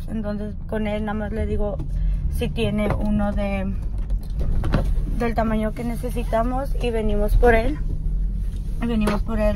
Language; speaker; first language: Spanish; early bilingual, other home language; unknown